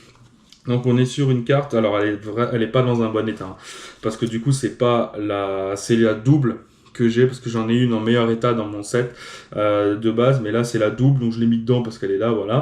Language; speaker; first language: French; native; French